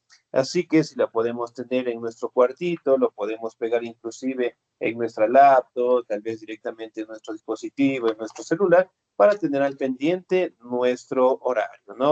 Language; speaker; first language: Spanish; native; Spanish